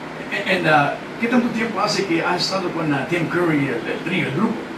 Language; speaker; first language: Spanish; early bilingual, heritage; Spanish